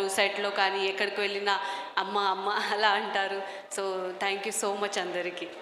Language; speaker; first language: Telugu; non-native, local second language; Marathi